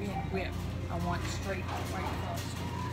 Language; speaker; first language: English; native; English